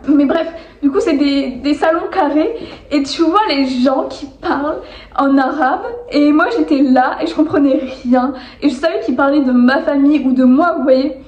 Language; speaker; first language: French; native; French